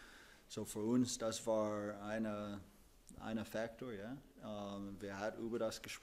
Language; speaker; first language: German; non-native, learner; English